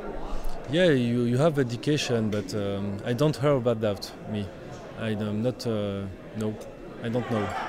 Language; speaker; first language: English; non-native, learner; French